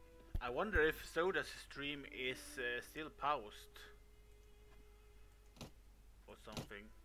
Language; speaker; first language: English; non-native, fluent; Swedish